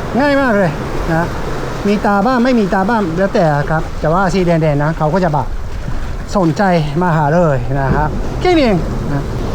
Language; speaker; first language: Thai; native; Thai